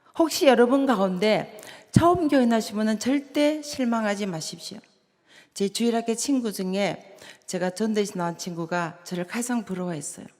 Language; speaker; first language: Korean; native; Korean